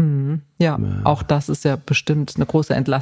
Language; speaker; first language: German; native; German